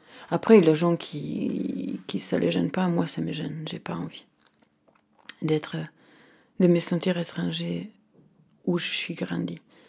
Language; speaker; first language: French; non-native, fluent; Croatian